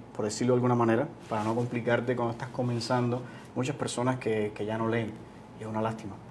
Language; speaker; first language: Spanish; native; Spanish